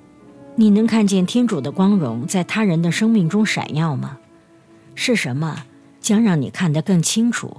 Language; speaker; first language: Chinese; native; Chinese